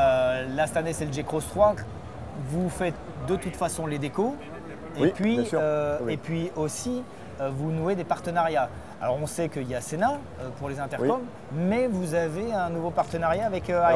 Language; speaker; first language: French; native; French